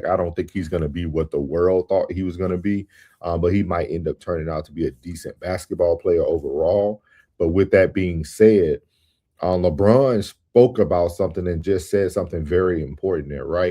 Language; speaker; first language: English; native; English